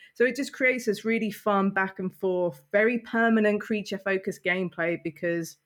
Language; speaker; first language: English; native; English